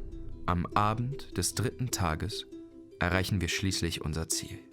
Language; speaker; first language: German; native; German